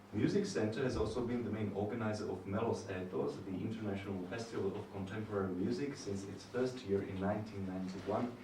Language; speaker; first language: English; non-native, fluent; Slovak